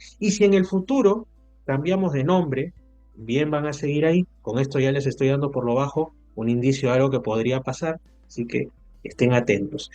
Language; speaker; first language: Spanish; native; Spanish